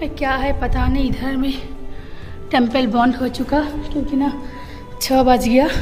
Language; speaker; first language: Hindi; non-native, local second language; Bangla